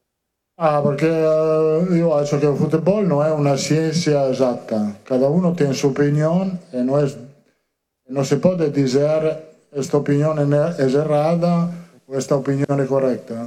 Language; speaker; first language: Portuguese; non-native, fluent; Italian